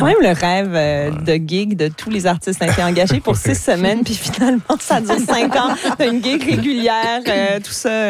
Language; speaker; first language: French; native; French